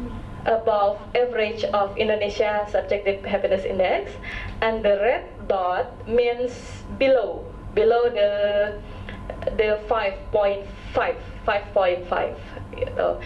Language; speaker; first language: English; non-native, local second language; Indonesian